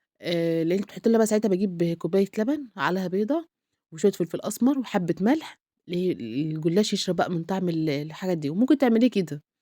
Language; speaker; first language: Arabic; native; Arabic